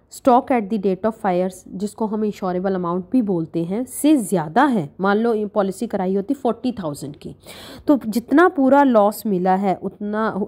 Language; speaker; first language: Hindi; non-native, local second language; Punjabi